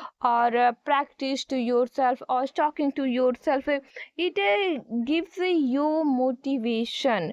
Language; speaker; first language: English; non-native, learner; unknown